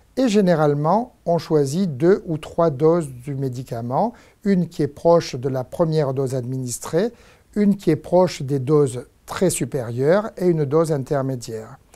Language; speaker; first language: French; native; French